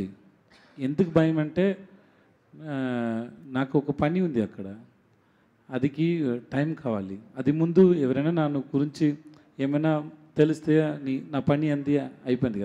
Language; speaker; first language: Telugu; non-native, learner; Tamil